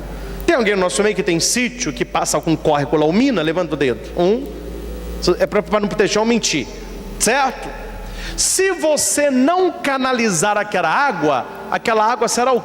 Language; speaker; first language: Portuguese; native; Portuguese